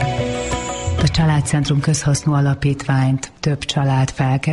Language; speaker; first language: Hungarian; native; Hungarian